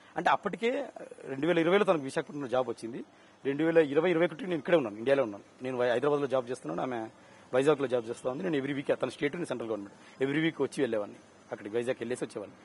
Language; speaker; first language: Telugu; native; Telugu